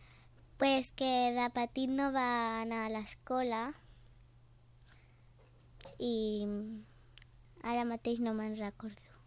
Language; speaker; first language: Catalan; non-native, local second language; Spanish